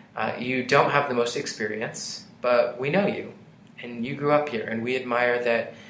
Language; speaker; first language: English; native; English